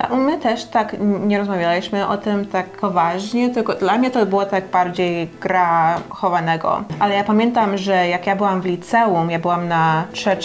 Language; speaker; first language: Polish; early bilingual, heritage; Polish